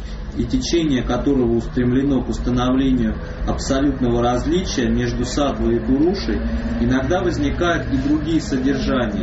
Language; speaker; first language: Russian; native; Russian